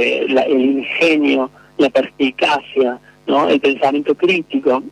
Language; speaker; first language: Spanish; native; Spanish